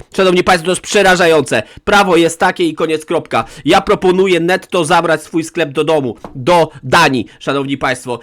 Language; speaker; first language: Polish; native; Polish